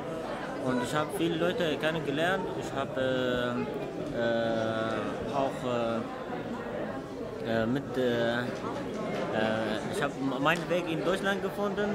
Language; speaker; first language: German; non-native, learner; Arabic